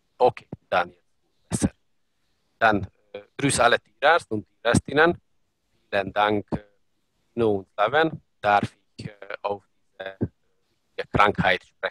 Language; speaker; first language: German; non-native, learner; Hungarian